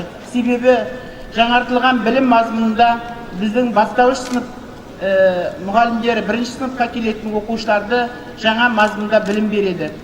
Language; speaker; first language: Kazakh; native; Kazakh